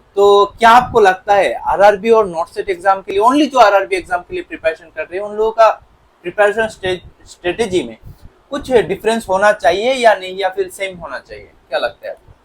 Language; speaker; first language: Hindi; non-native, local second language; Bangla